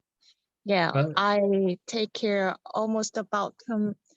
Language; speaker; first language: English; non-native, learner; Korean